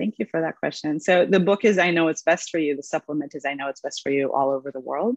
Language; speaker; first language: English; non-native, fluent; Hebrew